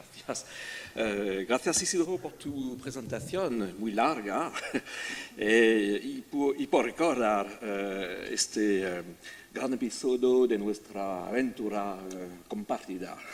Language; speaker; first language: Spanish; non-native, learner; French